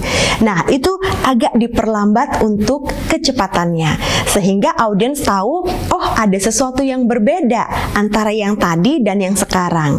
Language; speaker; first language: Indonesian; native; Indonesian